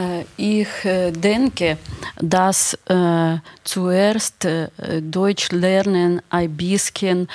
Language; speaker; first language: German; non-native, learner; Ukrainian